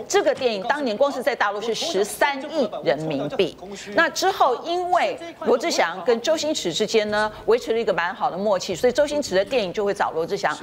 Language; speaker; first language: Chinese; native; Chinese